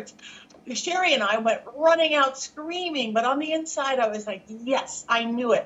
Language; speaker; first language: English; native; English